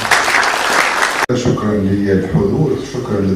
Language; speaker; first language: Arabic; native; Arabic